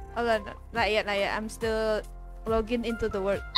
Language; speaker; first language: English; non-native, fluent; Indonesian